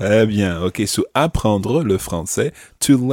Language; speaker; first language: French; non-native, fluent; English